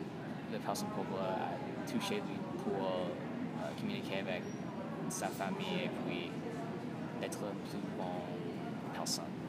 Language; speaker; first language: French; non-native, learner; English